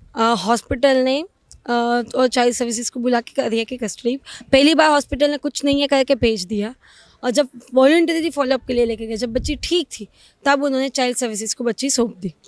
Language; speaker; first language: Hindi; non-native, local second language; Gujarati